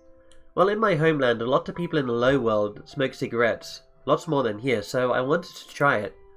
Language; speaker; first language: English; native; English